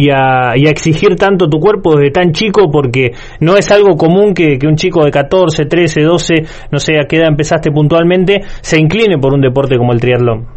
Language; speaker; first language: Spanish; native; Spanish